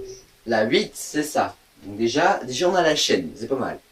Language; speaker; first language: French; native; French